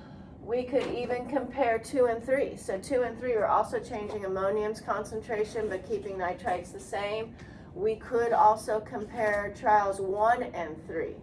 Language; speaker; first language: English; native; English